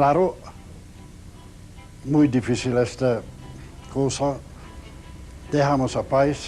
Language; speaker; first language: Spanish; non-native, learner; Hungarian